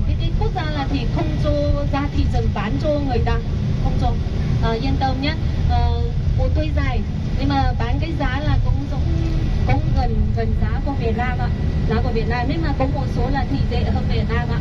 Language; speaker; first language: Vietnamese; non-native, fluent; Chinese